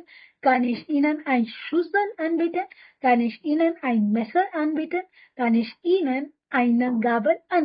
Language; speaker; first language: German; non-native, fluent; Hindi